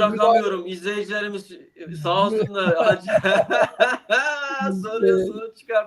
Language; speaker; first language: Turkish; native; Turkish